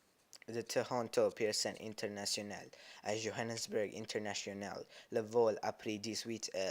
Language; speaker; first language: French; non-native, learner; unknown